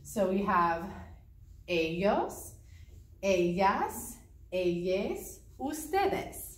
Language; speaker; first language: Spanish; non-native, fluent; English